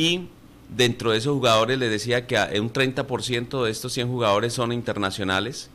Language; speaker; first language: Spanish; native; Spanish